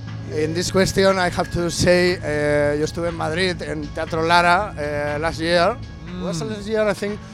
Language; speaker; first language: English; non-native, learner; Spanish